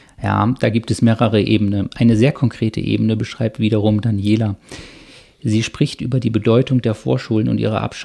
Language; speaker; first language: German; native; German